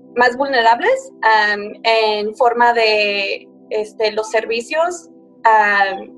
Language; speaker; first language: Spanish; early bilingual, heritage; Spanish